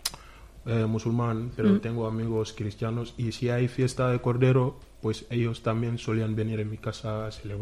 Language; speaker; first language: Spanish; non-native, fluent; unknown